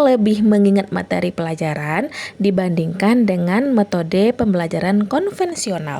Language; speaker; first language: Indonesian; native; Indonesian